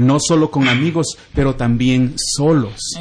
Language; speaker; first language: Spanish; native; Spanish